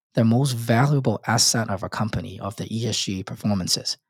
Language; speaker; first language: English; non-native, local second language; Cantonese